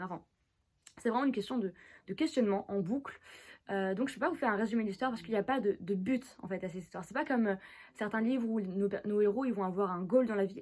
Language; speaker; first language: French; native; French